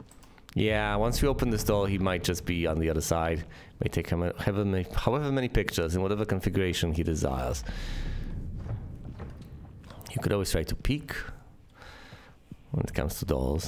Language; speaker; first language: English; native; English